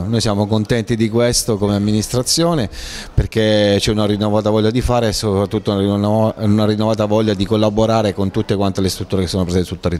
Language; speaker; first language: Italian; native; Italian